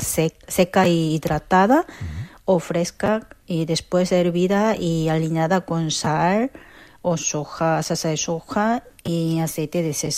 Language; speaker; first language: Spanish; non-native, fluent; Korean